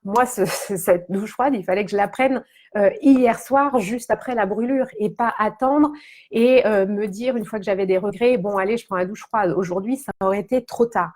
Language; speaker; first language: French; native; French